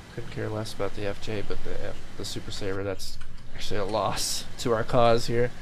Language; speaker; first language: English; native; English